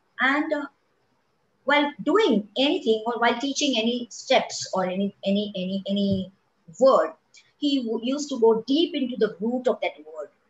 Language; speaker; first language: English; non-native, local second language; Kachhi